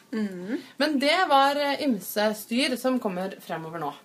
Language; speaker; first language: Norwegian; native; Norwegian